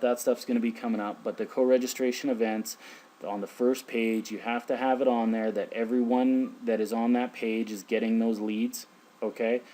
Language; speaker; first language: English; native; English